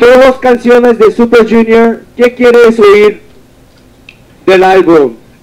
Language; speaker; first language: Spanish; non-native, learner; Korean